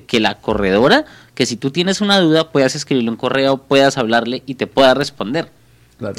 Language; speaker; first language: Spanish; native; Spanish